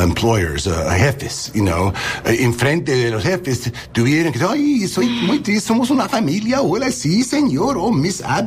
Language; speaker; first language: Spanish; non-native, learner; English